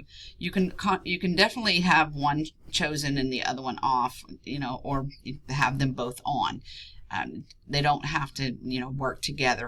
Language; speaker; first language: English; native; English